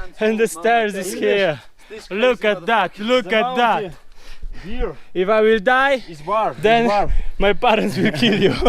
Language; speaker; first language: English; non-native, learner; Polish